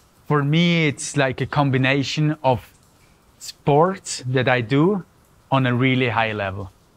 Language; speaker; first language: English; non-native, fluent; Swiss German